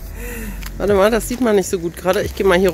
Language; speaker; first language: German; native; German